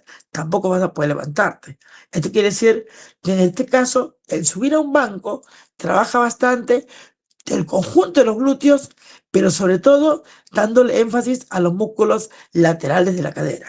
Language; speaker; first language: Spanish; native; Spanish